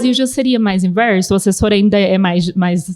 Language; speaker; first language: Portuguese; native; Portuguese